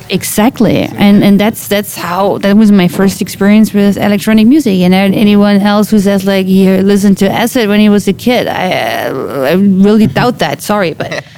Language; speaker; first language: English; non-native, fluent; German